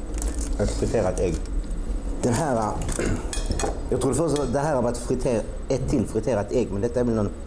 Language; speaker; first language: Swedish; native; Swedish